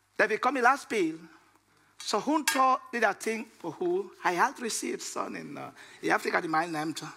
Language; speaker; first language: Danish; non-native, fluent; Lingala